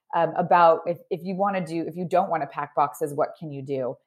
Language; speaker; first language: English; native; English